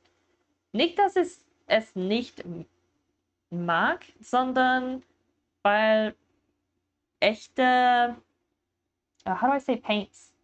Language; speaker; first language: German; non-native, learner; English